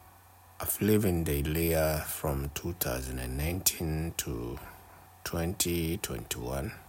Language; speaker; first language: English; non-native, fluent; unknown